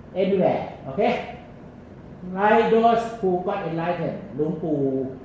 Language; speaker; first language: English; non-native, learner; Thai